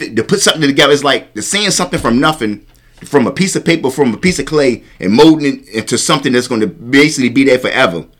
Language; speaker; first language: English; native; English